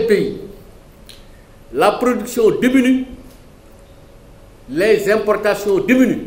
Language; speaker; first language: French; non-native, local second language; Wolof